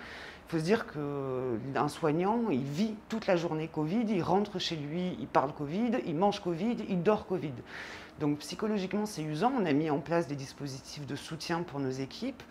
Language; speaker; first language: French; native; French